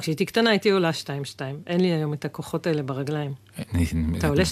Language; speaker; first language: Hebrew; native; Hebrew